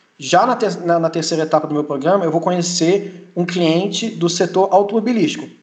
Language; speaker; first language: Portuguese; early bilingual, heritage; Portuguese